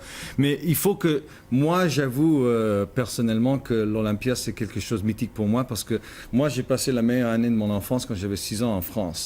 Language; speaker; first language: French; non-native, fluent; English